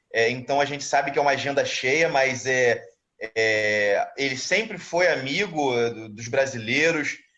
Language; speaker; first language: Portuguese; native; Portuguese